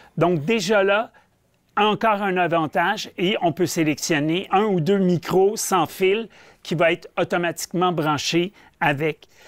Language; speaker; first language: French; native; French